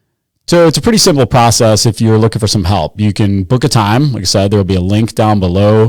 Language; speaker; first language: English; native; English